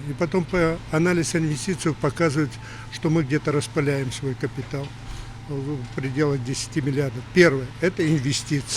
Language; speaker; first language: Russian; native; Russian